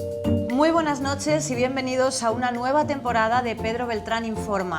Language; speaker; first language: Spanish; native; Spanish